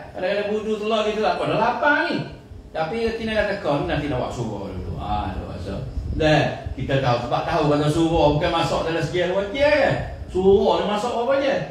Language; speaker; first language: Malay; native; Malay